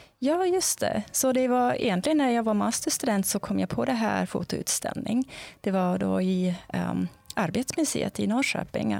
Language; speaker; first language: Swedish; non-native, fluent; English